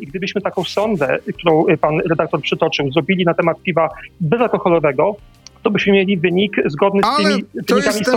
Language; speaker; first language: Polish; native; Polish